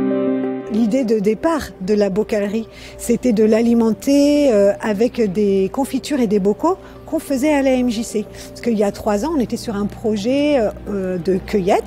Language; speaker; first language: French; native; French